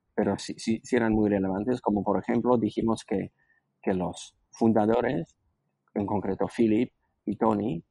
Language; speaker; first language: Spanish; non-native, fluent; Slovak